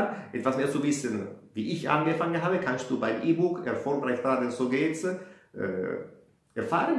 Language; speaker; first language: German; non-native, fluent; Italian